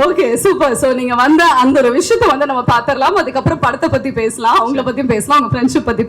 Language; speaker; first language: Tamil; native; Tamil